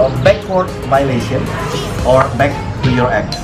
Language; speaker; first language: English; non-native, fluent; Indonesian